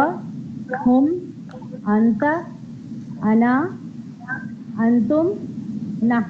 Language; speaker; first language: Arabic; non-native, learner; Urdu